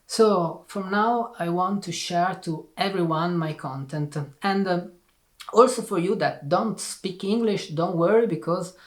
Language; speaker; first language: English; non-native, learner; Italian